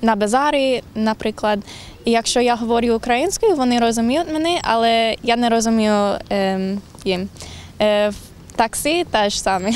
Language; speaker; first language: Ukrainian; non-native, learner; English